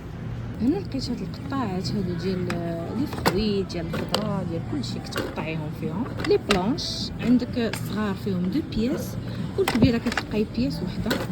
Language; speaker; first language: Arabic; native; Arabic